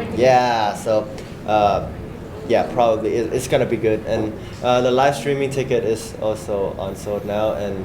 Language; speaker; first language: English; non-native, learner; Thai